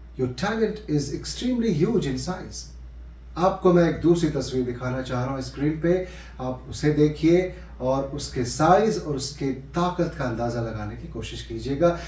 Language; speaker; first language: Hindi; native; Hindi